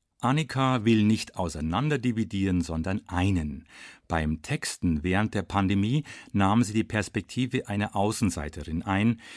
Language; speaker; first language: German; native; German